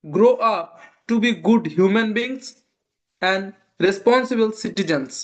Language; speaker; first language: English; non-native, local second language; Bangla